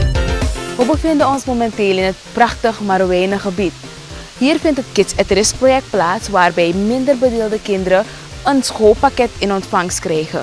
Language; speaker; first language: Dutch; native; Dutch